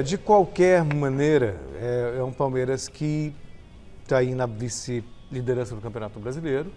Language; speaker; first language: Portuguese; native; Portuguese